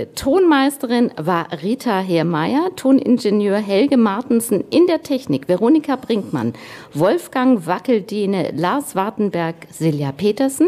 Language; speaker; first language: German; native; German